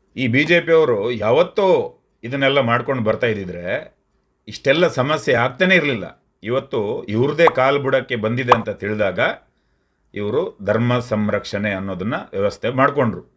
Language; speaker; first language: Kannada; non-native, local second language; Tulu